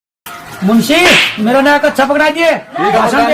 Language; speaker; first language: Hindi; native; Hindi